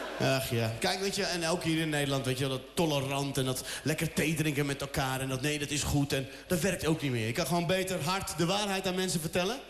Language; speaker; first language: Dutch; early bilingual, other home language; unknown